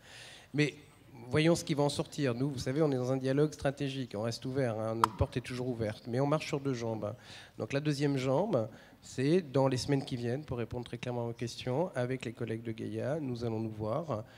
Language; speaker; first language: French; native; French